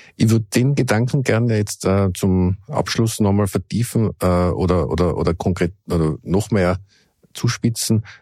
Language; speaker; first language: German; native; German